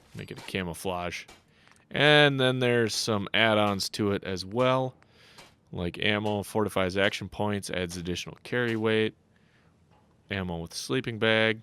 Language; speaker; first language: English; native; English